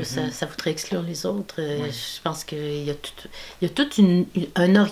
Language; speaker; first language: French; native; French